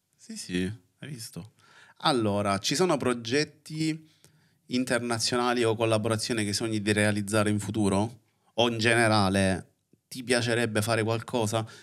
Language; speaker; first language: Italian; native; Italian